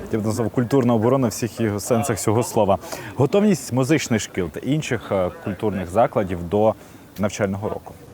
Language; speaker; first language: Ukrainian; native; Ukrainian